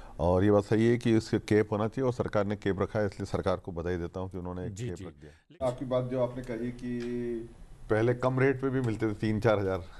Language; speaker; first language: Hindi; native; Hindi